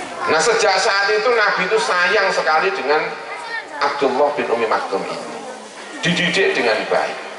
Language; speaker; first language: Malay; non-native, local second language; Javanese